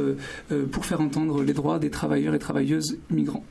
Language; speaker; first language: French; native; French